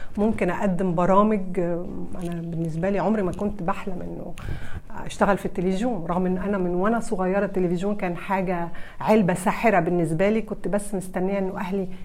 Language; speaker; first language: Arabic; early bilingual, heritage; Arabic